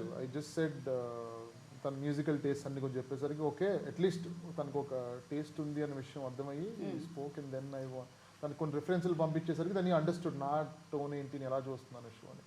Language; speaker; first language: Telugu; native; Telugu